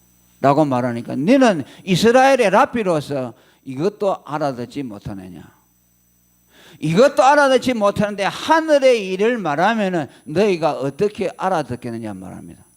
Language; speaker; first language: Korean; native; Korean